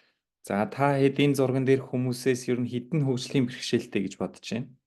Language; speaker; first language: Mongolian; native; Mongolian